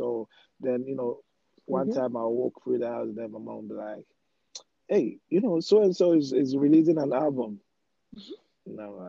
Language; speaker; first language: English; non-native, local second language; Akan